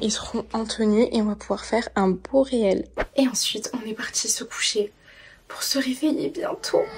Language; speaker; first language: French; native; French